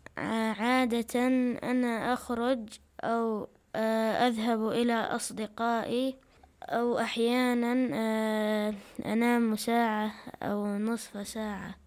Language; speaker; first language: Arabic; early bilingual, other home language; Chechen